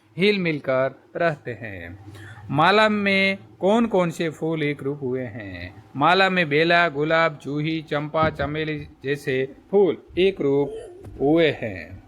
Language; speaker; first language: Hindi; non-native, local second language; Gujarati